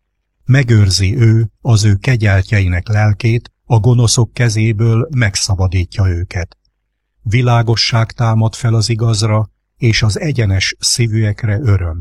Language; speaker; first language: Hungarian; native; Hungarian